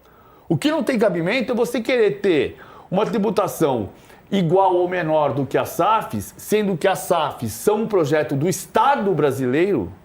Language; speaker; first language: Portuguese; native; Portuguese